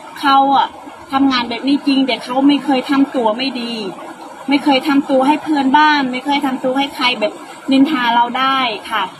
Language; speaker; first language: Thai; non-native, learner; Khmer